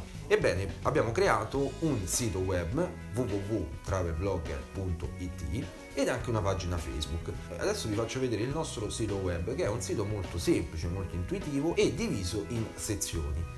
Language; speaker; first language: Italian; native; Italian